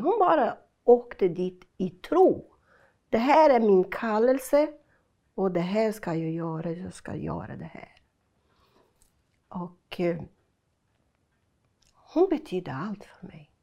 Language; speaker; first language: Swedish; non-native, fluent; Portuguese